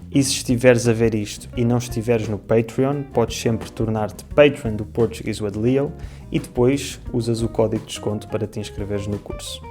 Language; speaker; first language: Portuguese; native; Portuguese